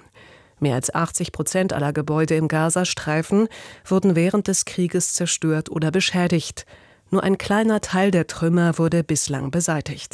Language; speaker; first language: German; native; German